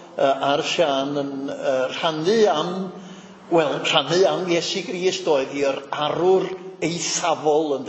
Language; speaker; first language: Welsh; native; Welsh